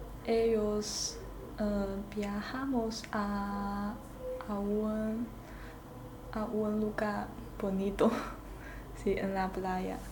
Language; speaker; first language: Spanish; non-native, learner; Chinese